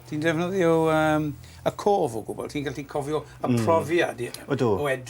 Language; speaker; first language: Welsh; native; Welsh